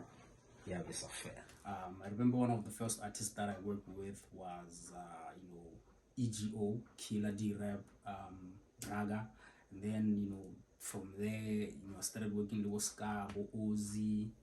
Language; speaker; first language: English; non-native, local second language; Tswana